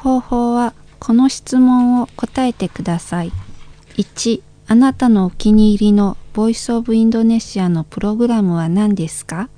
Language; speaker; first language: Japanese; non-native, learner; Indonesian